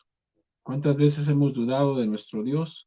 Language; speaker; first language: Spanish; native; Spanish